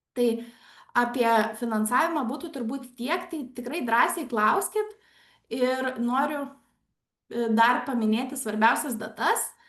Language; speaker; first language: Lithuanian; native; Lithuanian